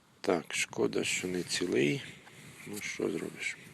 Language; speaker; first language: Ukrainian; native; Ukrainian